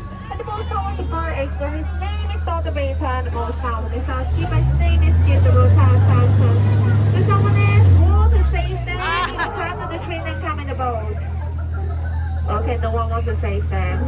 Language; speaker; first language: English; non-native, learner; Cantonese